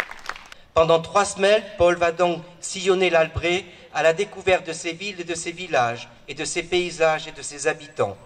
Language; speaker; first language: French; native; French